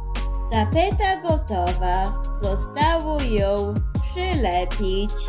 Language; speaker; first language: Polish; early bilingual, heritage; Polish